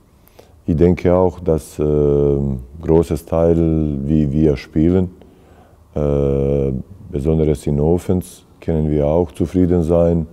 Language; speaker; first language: German; non-native, fluent; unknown